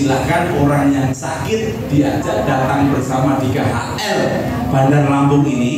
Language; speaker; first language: Indonesian; native; Indonesian